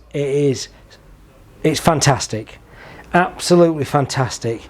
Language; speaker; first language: English; native; English